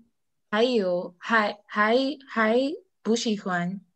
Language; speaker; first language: Chinese; non-native, learner; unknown